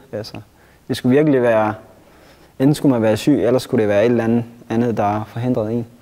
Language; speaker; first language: Danish; early bilingual, other home language; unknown